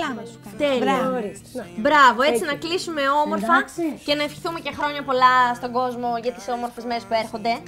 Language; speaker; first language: Greek; native; Greek